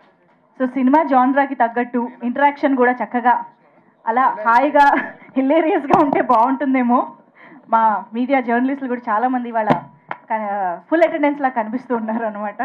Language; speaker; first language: Telugu; native; Telugu